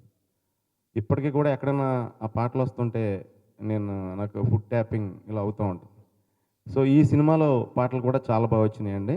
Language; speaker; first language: Telugu; native; Telugu